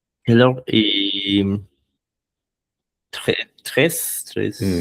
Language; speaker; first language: French; non-native, learner; Spanish